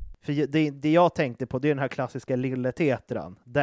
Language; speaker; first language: Swedish; native; Swedish